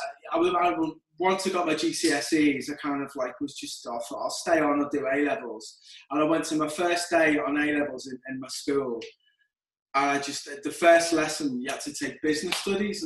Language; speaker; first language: English; native; English